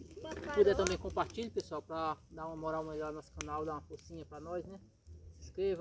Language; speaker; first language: Portuguese; native; Portuguese